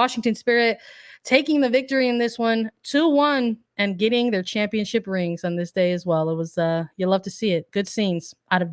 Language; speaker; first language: English; native; English